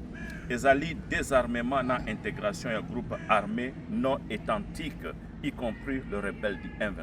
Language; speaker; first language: French; non-native, local second language; Lingala